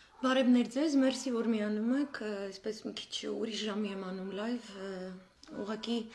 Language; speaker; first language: Armenian; native; Armenian